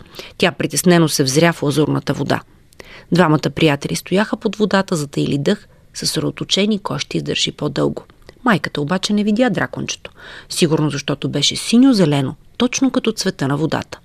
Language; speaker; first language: Bulgarian; native; Bulgarian